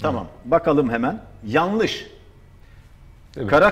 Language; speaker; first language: Turkish; native; Turkish